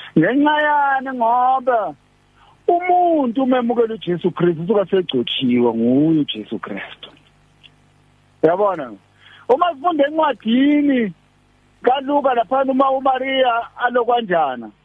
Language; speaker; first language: Zulu; non-native, local second language; Xhosa